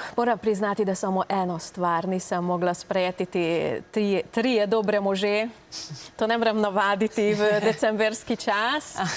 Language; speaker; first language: Slovenian; non-native, learner; Hungarian